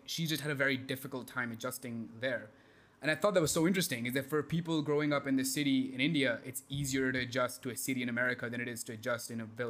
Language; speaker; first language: English; non-native, local second language; Hindi